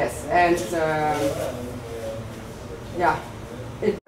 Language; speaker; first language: English; non-native, learner; German